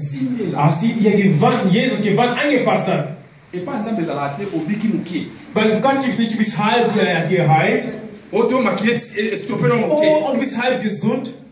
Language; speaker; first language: German; non-native, learner; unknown